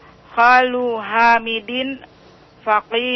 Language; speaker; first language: Arabic; non-native, learner; Indonesian